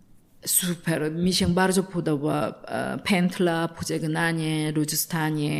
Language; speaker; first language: Polish; non-native, learner; Korean